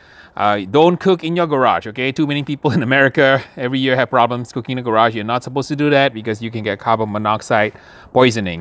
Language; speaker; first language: English; native; English